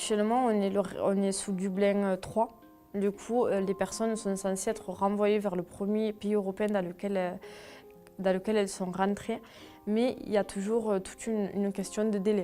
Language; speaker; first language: French; native; French